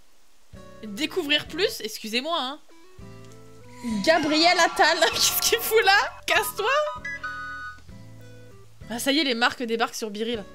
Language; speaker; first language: French; native; French